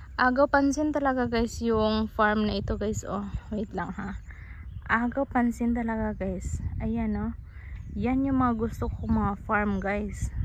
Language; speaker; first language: Filipino; native; Filipino